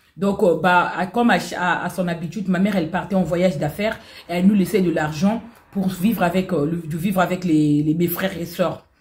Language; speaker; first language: French; non-native, local second language; Lingala